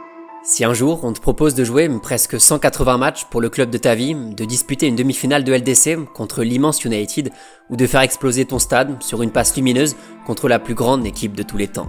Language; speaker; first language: French; native; French